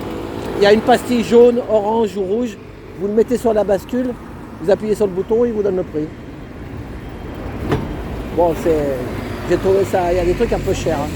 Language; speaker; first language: French; native; French